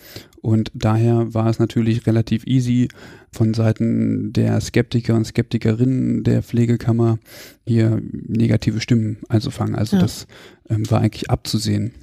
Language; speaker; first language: German; native; German